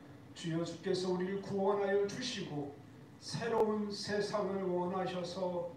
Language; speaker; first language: Korean; native; Korean